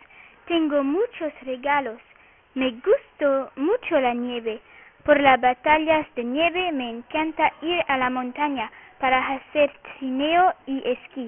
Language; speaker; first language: Spanish; non-native, learner; French